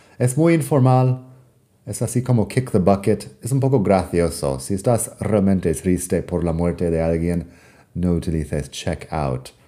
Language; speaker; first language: Spanish; non-native, fluent; English